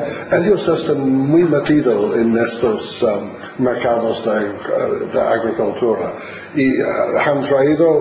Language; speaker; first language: Spanish; non-native, fluent; English